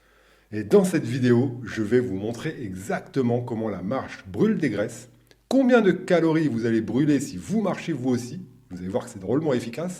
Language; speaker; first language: French; native; French